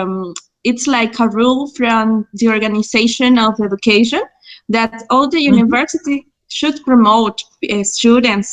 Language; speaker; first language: English; non-native, fluent; Spanish